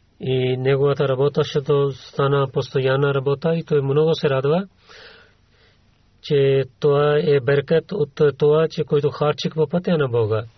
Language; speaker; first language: Bulgarian; non-native, learner; Urdu